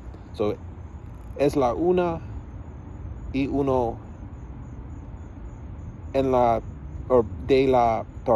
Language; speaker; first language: Spanish; non-native, learner; English